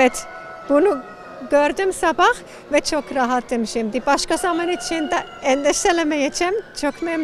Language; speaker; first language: Turkish; non-native, fluent; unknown